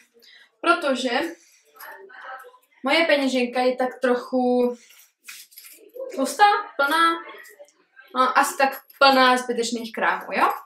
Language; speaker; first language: Czech; early bilingual, heritage; Czech